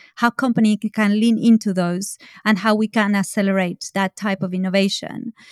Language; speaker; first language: English; non-native, fluent; Spanish